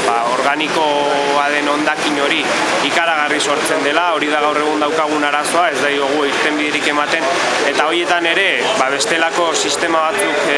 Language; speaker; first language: Basque; native; Basque